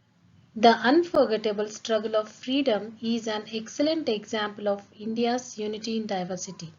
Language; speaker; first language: English; non-native, local second language; Telugu